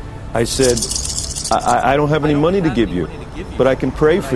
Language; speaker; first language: English; native; English